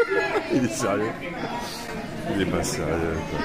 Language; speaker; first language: French; native; French